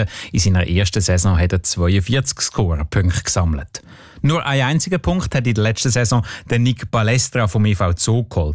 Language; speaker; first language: German; native; German